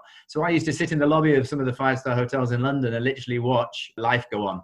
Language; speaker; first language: English; native; English